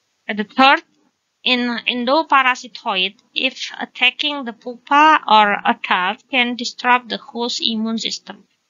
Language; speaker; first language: English; non-native, learner; Indonesian